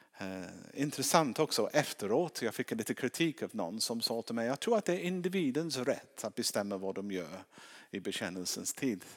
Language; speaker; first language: Swedish; non-native, fluent; English